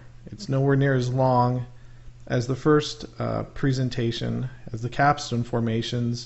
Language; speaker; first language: English; native; English